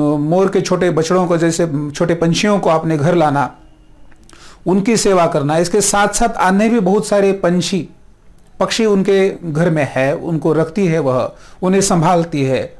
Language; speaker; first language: Hindi; non-native, local second language; Marathi